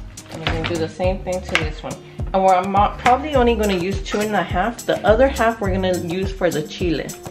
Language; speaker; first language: English; early bilingual, other home language; Spanish